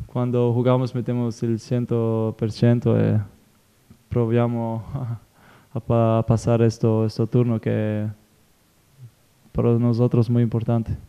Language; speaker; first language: Spanish; non-native, fluent; Italian